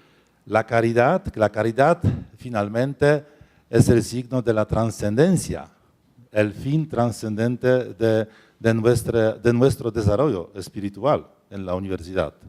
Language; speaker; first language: Spanish; non-native, fluent; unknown